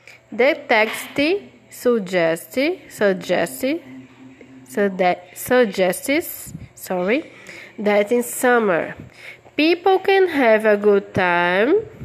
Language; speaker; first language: English; non-native, fluent; Portuguese